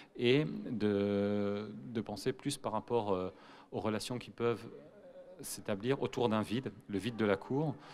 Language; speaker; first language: French; native; French